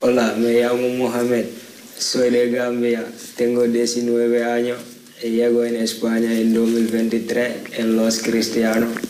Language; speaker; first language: Spanish; non-native, learner; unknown